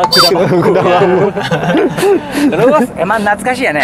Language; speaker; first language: Indonesian; non-native, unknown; Japanese